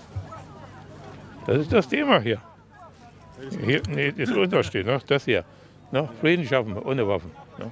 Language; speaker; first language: German; native; German